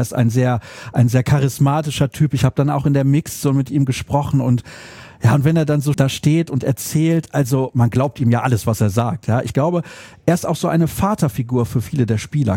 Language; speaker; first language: German; native; German